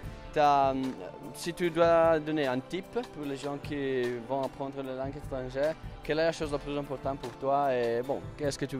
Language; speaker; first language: French; non-native, fluent; Italian